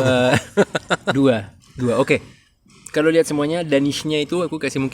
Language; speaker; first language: Indonesian; non-native, fluent; French